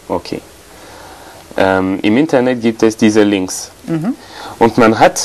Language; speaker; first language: German; non-native, fluent; French